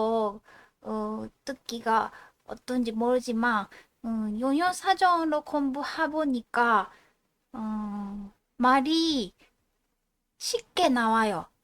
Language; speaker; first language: Korean; non-native, fluent; Japanese